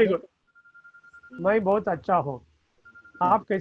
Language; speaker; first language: Hindi; non-native, learner; Tamil